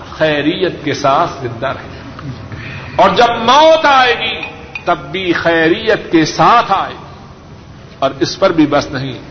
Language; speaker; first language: Urdu; non-native, local second language; Punjabi